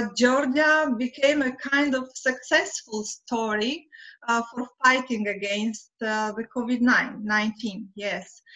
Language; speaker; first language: English; non-native, learner; Romanian